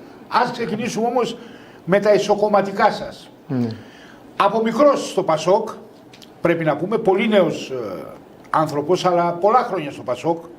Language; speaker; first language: Greek; native; Greek